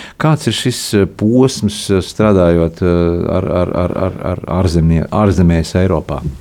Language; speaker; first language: Latvian; native; Latvian